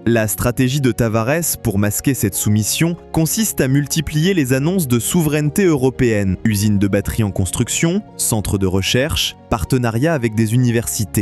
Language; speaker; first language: French; native; French